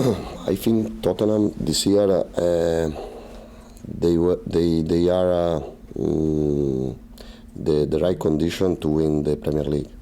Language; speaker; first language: English; non-native, learner; Italian